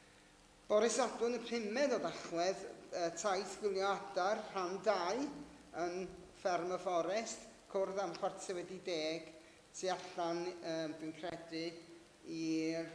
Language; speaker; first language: Welsh; native; Welsh